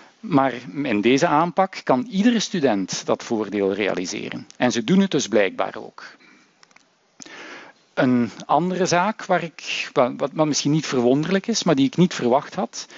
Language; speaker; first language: Dutch; native; Dutch